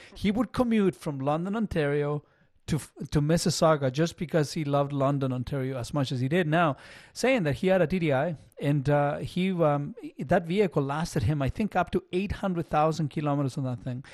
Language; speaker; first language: English; non-native, fluent; Spanish